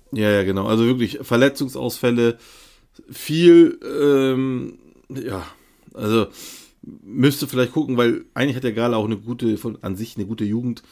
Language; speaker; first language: German; early bilingual, other home language; Turkish